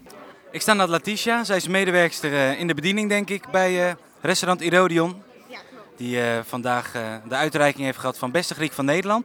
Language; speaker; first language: Dutch; native; Dutch